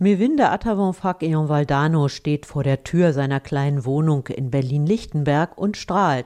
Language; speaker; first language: German; native; German